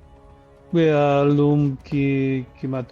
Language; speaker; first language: French; non-native, learner; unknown